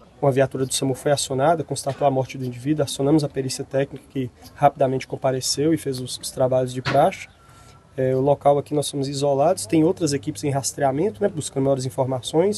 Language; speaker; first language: Portuguese; native; Portuguese